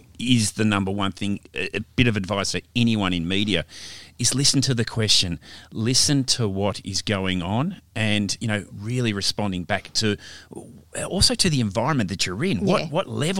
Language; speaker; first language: English; native; English